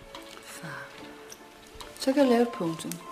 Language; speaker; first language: Danish; native; Danish